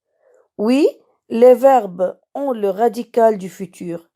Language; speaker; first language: French; non-native, local second language; Arabic